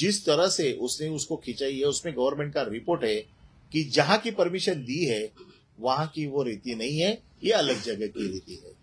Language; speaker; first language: Hindi; non-native, local second language; Marathi